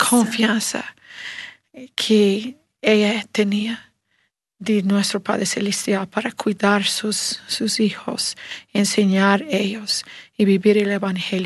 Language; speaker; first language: Spanish; non-native, learner; English